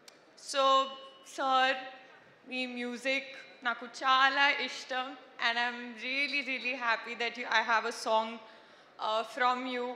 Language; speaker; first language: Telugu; non-native, learner; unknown